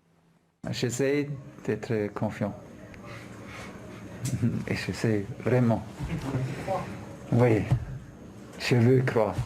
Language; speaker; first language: French; non-native, fluent; German